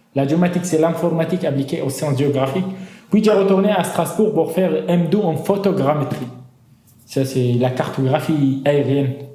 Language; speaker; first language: French; non-native, fluent; Arabic